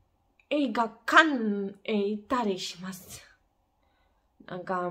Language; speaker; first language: Japanese; non-native, fluent; Ukrainian